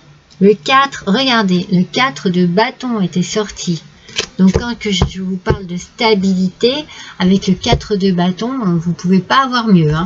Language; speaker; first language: French; native; French